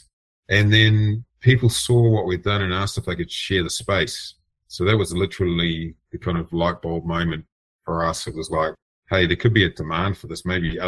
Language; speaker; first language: English; native; English